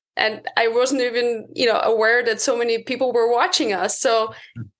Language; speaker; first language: English; non-native, fluent; German